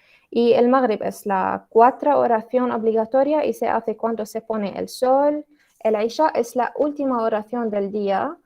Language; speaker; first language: Spanish; non-native, learner; Arabic